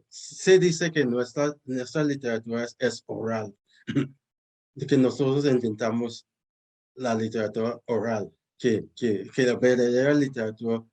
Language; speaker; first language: Spanish; non-native, fluent; English